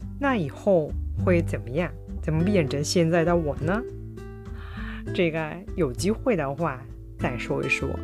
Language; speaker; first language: Chinese; non-native, fluent; Japanese